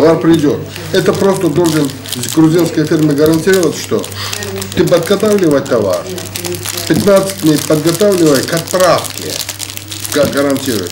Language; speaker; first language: Russian; non-native, local second language; Georgian